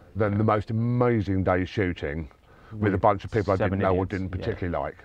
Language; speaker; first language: English; native; English